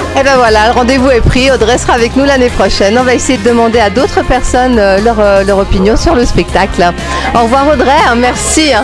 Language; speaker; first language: French; native; French